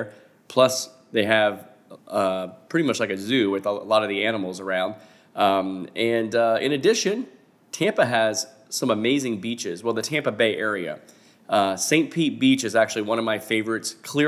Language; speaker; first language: English; native; English